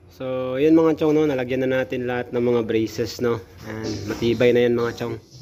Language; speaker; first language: Filipino; non-native, local second language; Cebuano